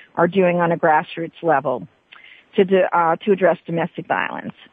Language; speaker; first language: English; native; English